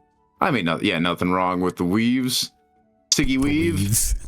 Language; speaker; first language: English; native; English